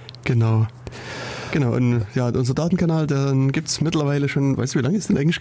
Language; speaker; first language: German; native; German